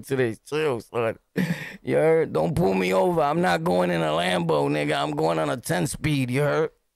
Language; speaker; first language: English; early bilingual, other home language; Spanish